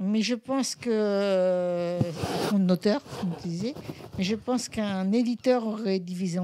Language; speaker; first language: French; native; French